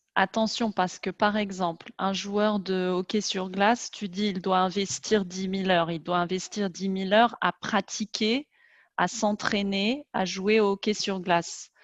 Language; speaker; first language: French; native; French